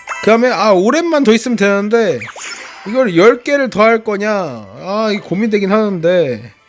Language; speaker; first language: Korean; native; Korean